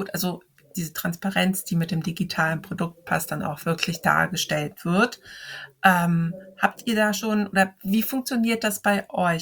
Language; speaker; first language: German; native; German